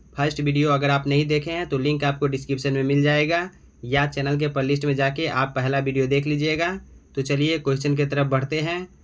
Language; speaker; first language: Hindi; native; Hindi